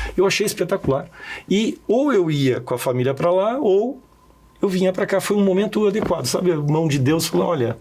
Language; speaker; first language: Portuguese; early bilingual, other home language; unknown